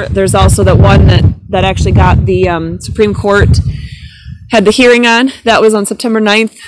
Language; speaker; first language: English; native; English